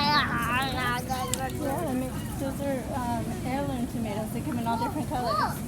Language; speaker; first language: English; native; English